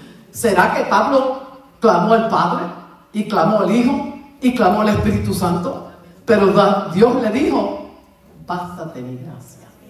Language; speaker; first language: Spanish; native; Spanish